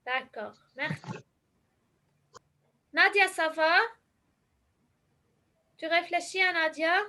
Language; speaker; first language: French; non-native, local second language; Arabic